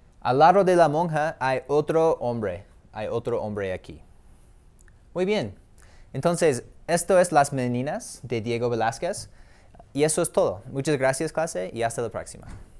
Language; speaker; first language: Spanish; non-native, fluent; English